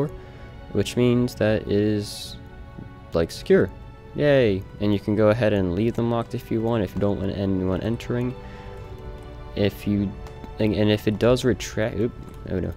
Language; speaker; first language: English; native; English